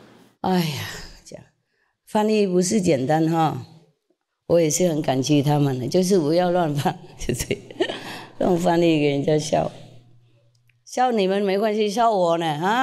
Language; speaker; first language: Chinese; non-native, fluent; Vietnamese